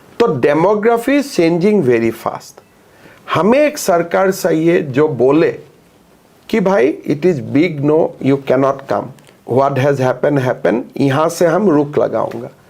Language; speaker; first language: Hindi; non-native, local second language; Assamese